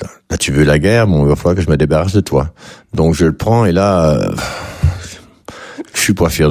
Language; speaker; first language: French; native; French